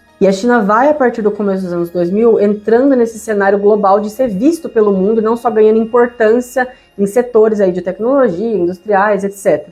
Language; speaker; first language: Portuguese; native; Portuguese